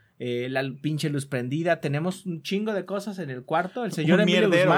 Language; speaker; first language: Spanish; native; Spanish